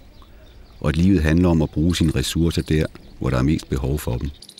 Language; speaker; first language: Danish; native; Danish